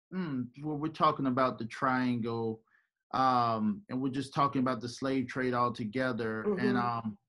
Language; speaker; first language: English; native; English